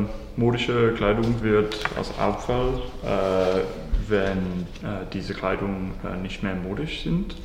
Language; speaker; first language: German; non-native, learner; English